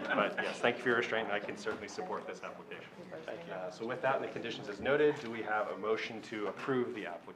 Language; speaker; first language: English; native; English